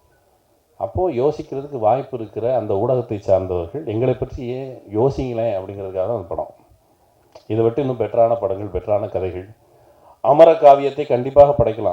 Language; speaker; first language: Tamil; native; Tamil